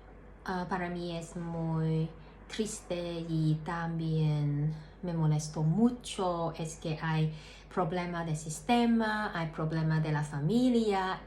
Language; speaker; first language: Spanish; non-native, learner; Cantonese